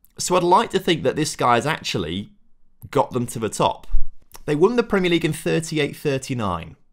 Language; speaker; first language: English; native; English